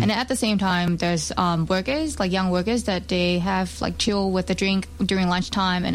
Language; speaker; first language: English; non-native, local second language; Chinese